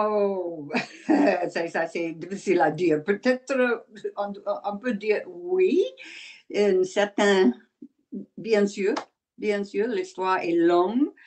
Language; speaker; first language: French; non-native, learner; English